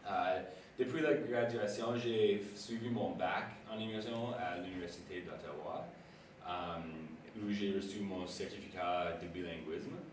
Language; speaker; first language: French; non-native, local second language; English